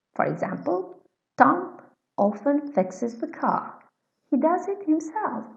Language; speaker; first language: English; non-native, fluent; Albanian